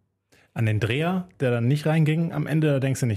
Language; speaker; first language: German; native; German